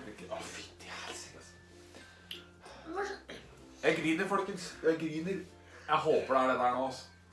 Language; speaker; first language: Norwegian; native; Norwegian